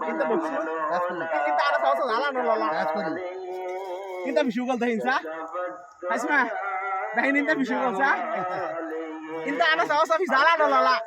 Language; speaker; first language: Arabic; non-native, learner; Bangla